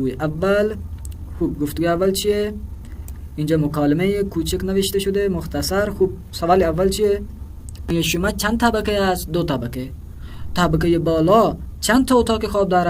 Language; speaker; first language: Persian; non-native, fluent; Urdu